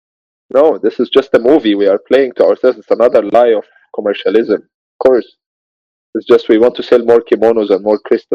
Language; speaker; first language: English; non-native, fluent; Arabic